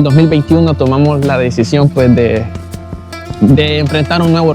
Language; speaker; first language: Spanish; native; Spanish